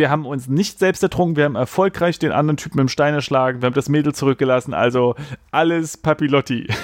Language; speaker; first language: German; native; German